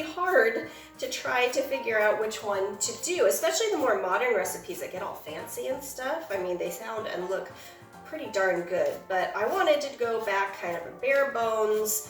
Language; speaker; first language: English; native; English